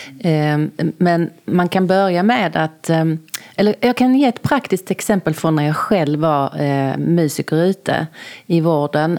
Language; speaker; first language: Swedish; native; Swedish